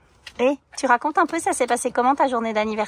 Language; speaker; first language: French; native; French